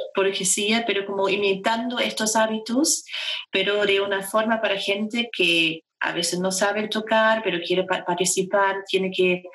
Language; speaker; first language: Spanish; non-native, fluent; German